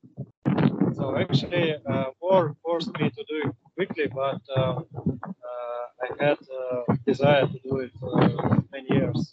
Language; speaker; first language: English; non-native, learner; Russian